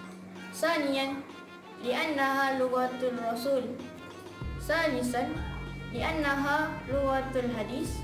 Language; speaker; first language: Arabic; non-native, learner; Malay